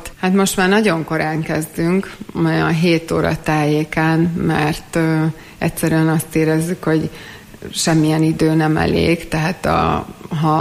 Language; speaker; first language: Hungarian; native; Hungarian